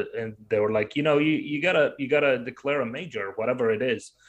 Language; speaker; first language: English; non-native, fluent; Arabic